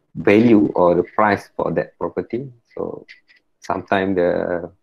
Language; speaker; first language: English; non-native, local second language; Malay